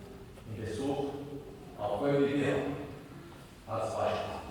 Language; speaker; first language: German; non-native, fluent; Spanish